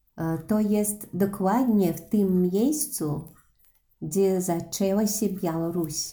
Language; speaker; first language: Polish; non-native, learner; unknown